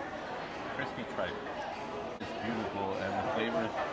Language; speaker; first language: English; native; English